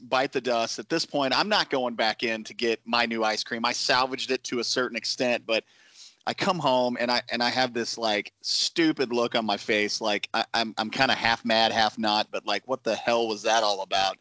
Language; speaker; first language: English; native; English